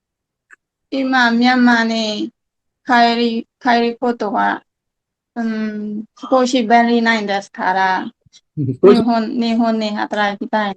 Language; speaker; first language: Japanese; non-native, learner; Burmese